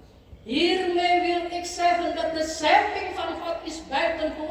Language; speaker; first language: Dutch; non-native, fluent; Indonesian